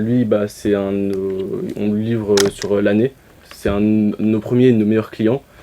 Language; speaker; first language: French; native; French